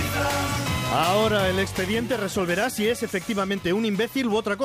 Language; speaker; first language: Spanish; native; Spanish